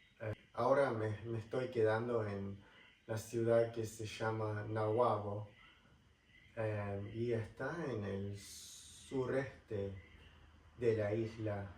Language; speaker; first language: Spanish; non-native, fluent; English